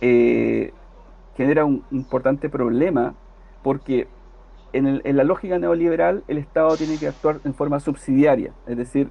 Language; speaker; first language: Spanish; native; Spanish